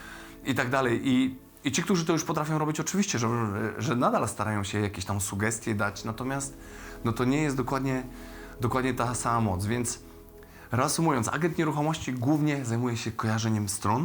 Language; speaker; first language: Polish; native; Polish